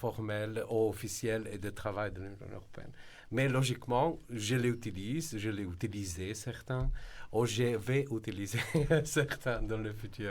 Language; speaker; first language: French; non-native, fluent; Slovenian